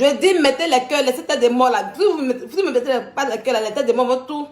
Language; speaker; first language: French; native; French